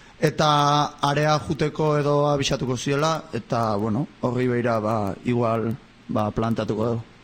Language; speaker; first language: Basque; native; Basque